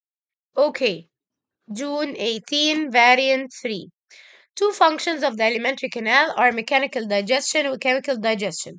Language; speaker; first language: English; non-native, local second language; Arabic